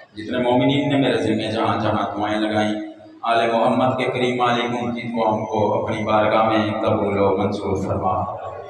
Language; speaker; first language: Urdu; non-native, local second language; Punjabi